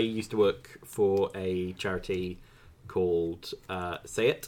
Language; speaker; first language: English; native; English